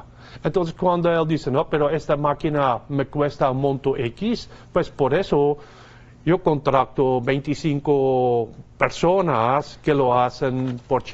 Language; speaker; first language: Spanish; non-native, fluent; Dutch